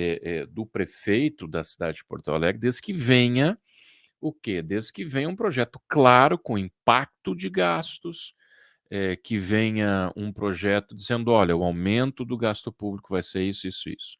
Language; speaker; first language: Portuguese; native; Portuguese